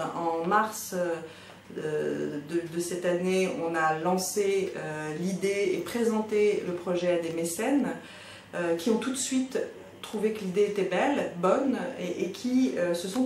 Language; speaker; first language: French; native; French